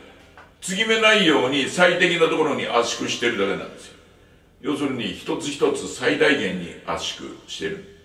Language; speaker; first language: Japanese; native; Japanese